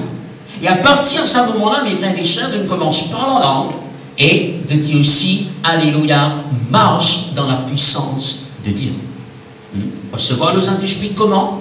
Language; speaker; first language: French; non-native, local second language; Morisyen